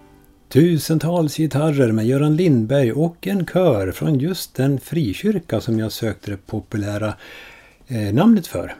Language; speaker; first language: Swedish; native; Swedish